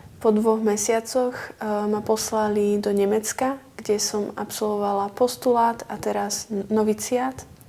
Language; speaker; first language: Slovak; early bilingual, heritage; Slovak